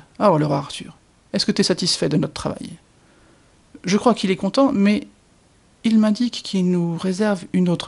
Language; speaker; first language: French; native; French